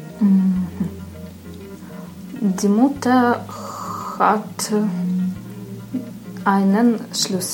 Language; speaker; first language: German; non-native, learner; Russian